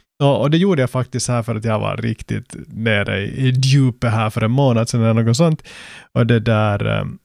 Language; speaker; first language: Swedish; native; Swedish